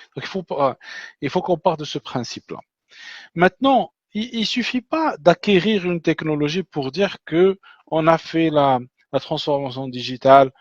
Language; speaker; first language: French; non-native, local second language; Arabic